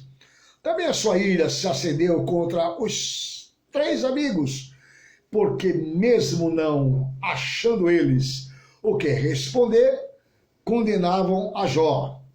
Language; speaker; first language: Portuguese; native; Portuguese